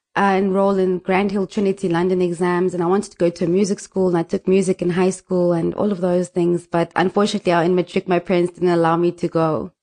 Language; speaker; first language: English; non-native, local second language; Northern Sotho